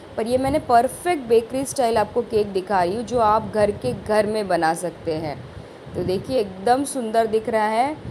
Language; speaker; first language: Hindi; non-native, local second language; Marathi